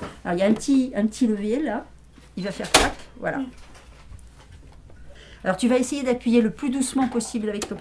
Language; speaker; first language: French; native; French